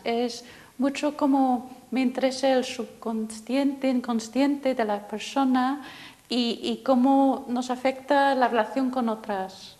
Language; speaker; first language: Spanish; non-native, fluent; English